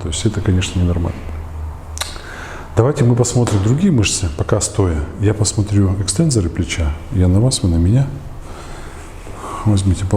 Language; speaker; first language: Russian; native; Russian